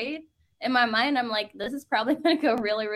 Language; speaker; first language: English; non-native, fluent; Norwegian